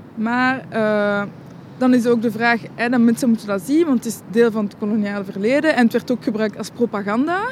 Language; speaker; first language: Dutch; non-native, local second language; French